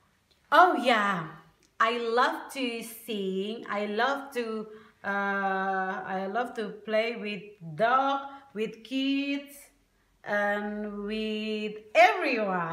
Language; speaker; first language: English; non-native, learner; Indonesian